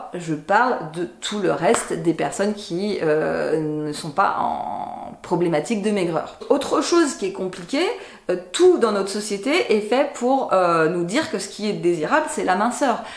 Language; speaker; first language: French; native; French